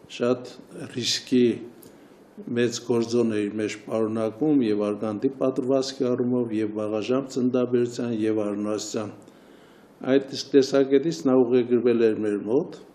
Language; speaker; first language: Armenian; native; Armenian